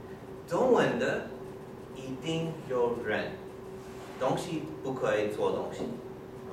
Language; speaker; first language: Chinese; non-native, fluent; English